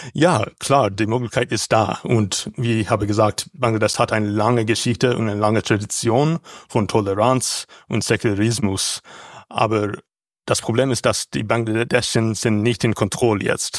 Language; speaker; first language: German; non-native, learner; English